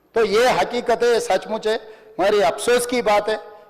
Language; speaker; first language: Hindi; non-native, local second language; Telugu